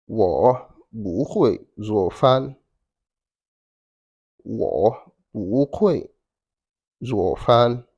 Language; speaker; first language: Chinese; non-native, fluent; Wolof